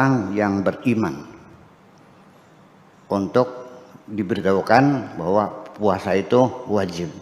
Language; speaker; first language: Indonesian; native; Indonesian